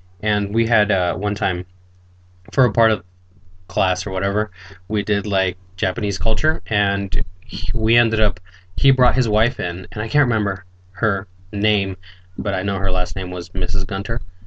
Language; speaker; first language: English; early bilingual, other home language; Spanish